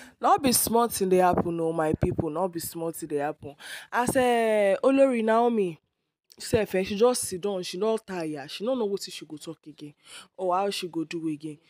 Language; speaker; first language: Nigerian Pidgin; non-native, local second language; Yoruba